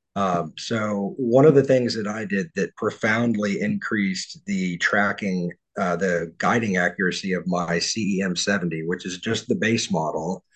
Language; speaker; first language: English; native; English